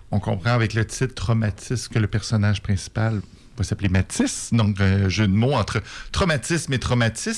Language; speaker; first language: French; native; French